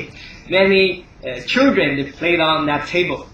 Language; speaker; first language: English; non-native, learner; Chinese